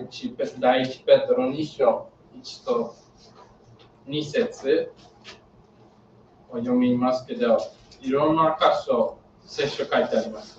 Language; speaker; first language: Japanese; non-native, learner; English